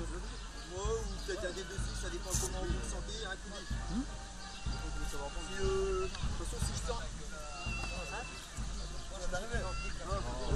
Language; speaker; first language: French; native; French